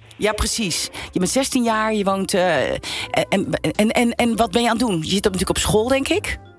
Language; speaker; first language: Dutch; native; Dutch